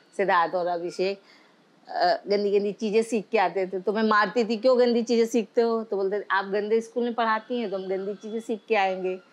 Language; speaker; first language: Hindi; native; Hindi